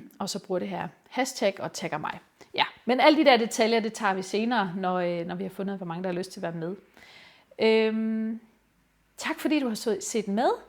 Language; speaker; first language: Danish; native; Danish